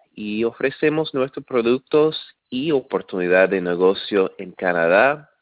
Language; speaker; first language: Spanish; non-native, fluent; English